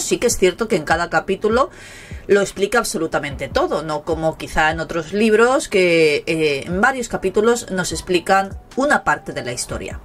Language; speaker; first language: Spanish; native; Spanish